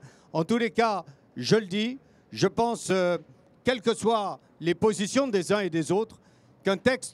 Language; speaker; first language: French; native; French